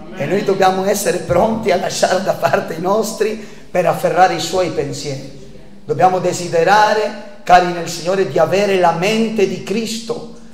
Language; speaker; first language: Italian; non-native, fluent; Spanish